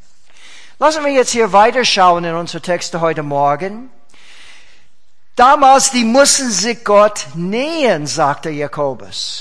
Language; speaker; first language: German; non-native, fluent; English